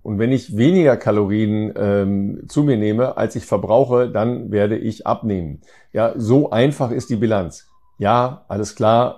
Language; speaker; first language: German; native; German